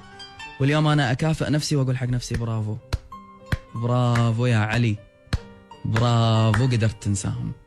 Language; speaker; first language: Arabic; native; Arabic